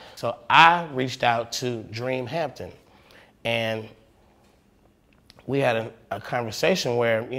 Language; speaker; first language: English; native; English